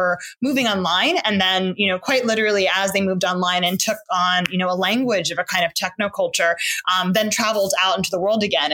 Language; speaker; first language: English; native; English